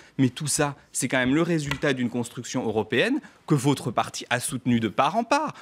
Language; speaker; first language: French; native; French